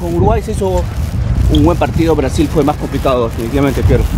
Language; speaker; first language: Spanish; native; Spanish